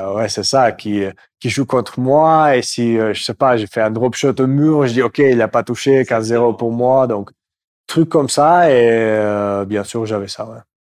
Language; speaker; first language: French; non-native, fluent; Russian